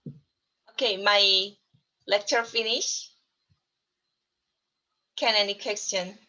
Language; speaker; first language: English; non-native, learner; Korean